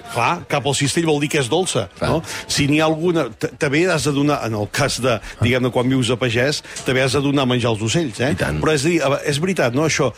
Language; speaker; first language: Catalan; native; Catalan